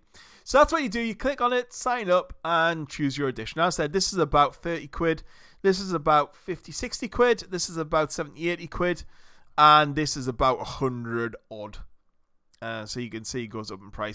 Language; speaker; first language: English; native; English